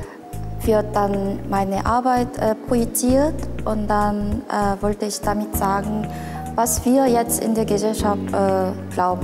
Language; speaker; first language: German; non-native, fluent; Korean